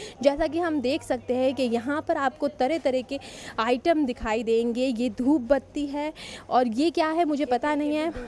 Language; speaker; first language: Hindi; native; Hindi